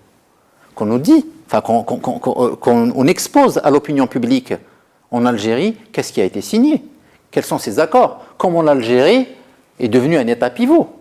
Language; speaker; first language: French; non-native, local second language; Arabic